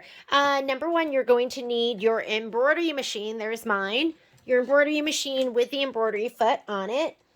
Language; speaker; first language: English; native; English